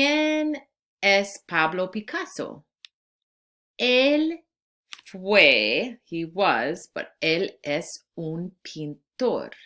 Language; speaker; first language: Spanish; non-native, fluent; English